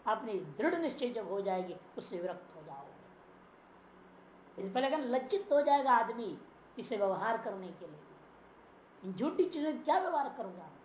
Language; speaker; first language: Hindi; non-native, local second language; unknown